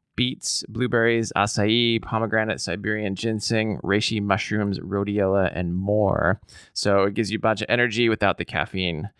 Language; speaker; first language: English; native; English